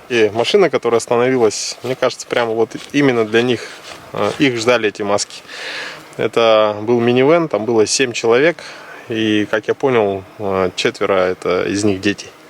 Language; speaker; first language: Russian; native; Russian